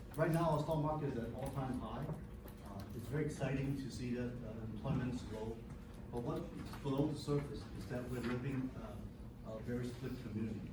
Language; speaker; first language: English; non-native, local second language; Cantonese